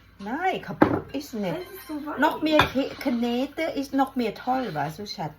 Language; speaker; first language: German; non-native, learner; Thai